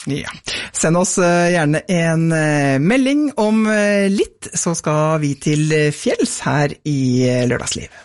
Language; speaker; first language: Norwegian; native; Norwegian